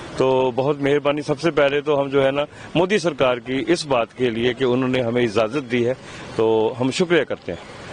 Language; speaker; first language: Urdu; non-native, local second language; Punjabi